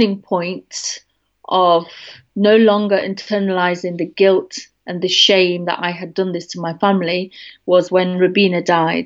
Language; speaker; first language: English; native; English